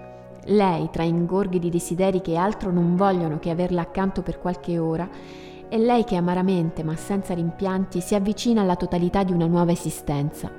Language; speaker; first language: Italian; native; Italian